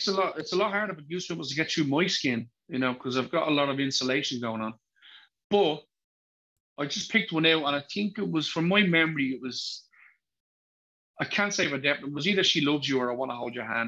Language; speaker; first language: English; native; English